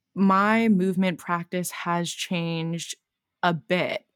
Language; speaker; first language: English; native; English